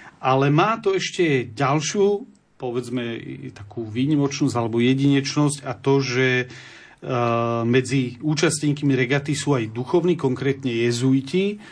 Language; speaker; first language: Slovak; native; Slovak